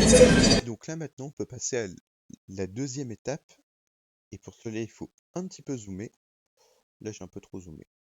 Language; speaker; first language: French; native; French